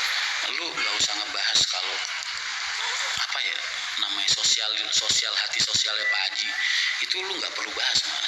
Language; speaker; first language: Indonesian; native; Indonesian